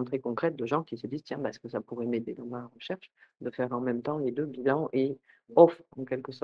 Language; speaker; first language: French; native; French